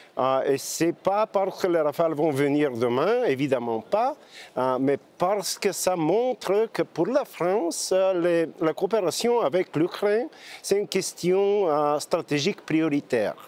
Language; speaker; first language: French; non-native, fluent; Bulgarian